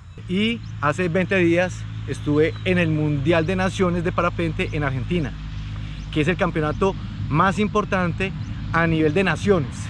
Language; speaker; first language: Spanish; native; Spanish